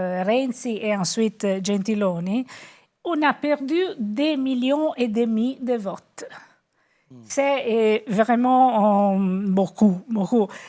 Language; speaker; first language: French; non-native, fluent; Italian